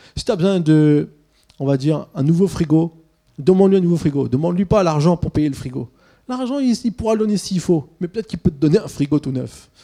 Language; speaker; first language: French; early bilingual, other home language; Swiss German